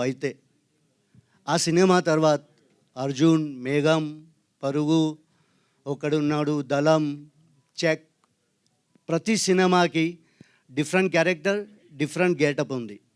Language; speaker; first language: Telugu; non-native, learner; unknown